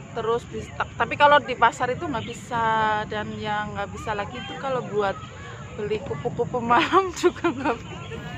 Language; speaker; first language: Indonesian; non-native, local second language; Javanese